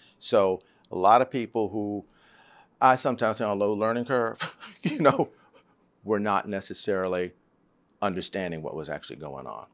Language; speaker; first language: English; native; English